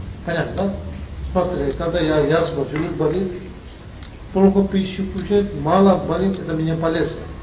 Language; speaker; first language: Russian; non-native, learner; Tibetan